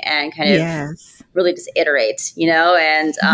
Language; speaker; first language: English; native; English